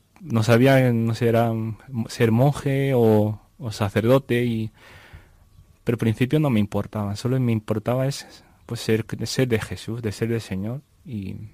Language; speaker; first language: Spanish; non-native, fluent; Japanese